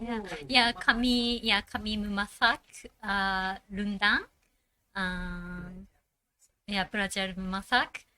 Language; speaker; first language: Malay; non-native, learner; Japanese